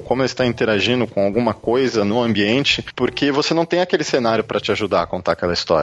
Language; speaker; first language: Portuguese; native; Portuguese